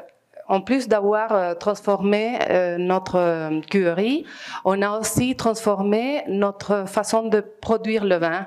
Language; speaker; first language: French; non-native, fluent; Spanish